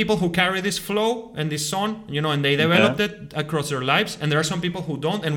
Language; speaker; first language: English; non-native, fluent; Spanish